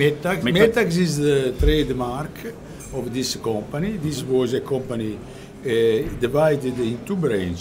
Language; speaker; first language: English; non-native, learner; Italian